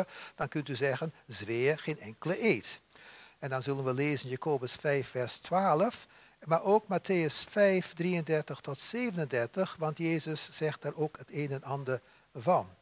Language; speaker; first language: Dutch; native; Dutch